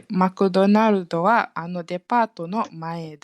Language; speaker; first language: Japanese; non-native, fluent; Malay